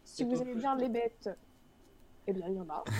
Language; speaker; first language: French; native; French